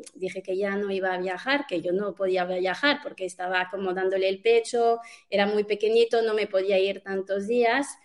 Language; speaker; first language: Spanish; non-native, fluent; French